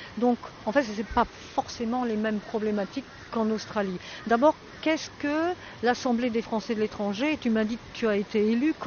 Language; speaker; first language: French; native; French